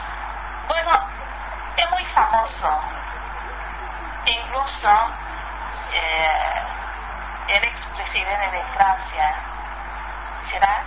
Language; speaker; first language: Spanish; non-native, fluent; Chinese